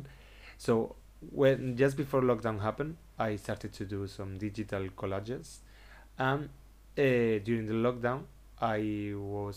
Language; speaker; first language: English; non-native, fluent; Spanish